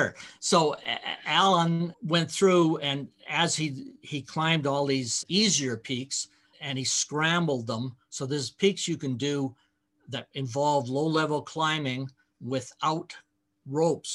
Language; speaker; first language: English; native; English